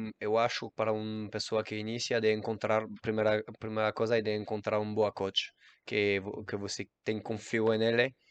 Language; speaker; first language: Portuguese; non-native, learner; French